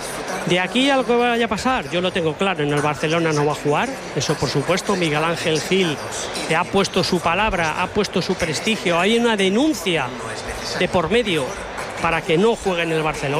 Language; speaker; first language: Spanish; native; Spanish